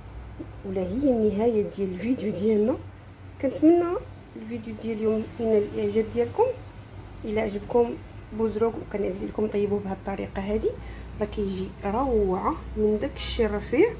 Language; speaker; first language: Arabic; native; Arabic